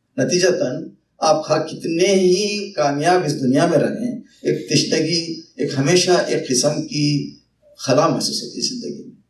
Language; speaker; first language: Urdu; native; Urdu